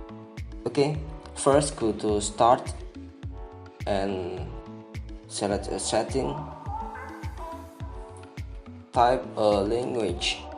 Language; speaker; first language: English; non-native, learner; Indonesian